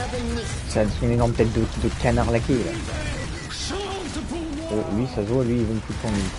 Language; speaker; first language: French; native; French